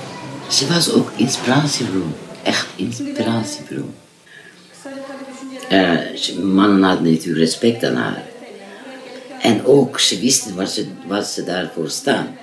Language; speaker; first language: Dutch; non-native, fluent; Kurdish